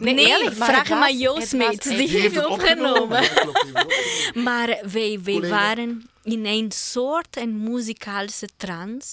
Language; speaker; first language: Dutch; non-native, learner; Portuguese